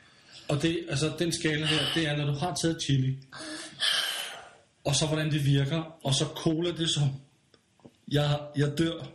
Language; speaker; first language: Danish; native; Danish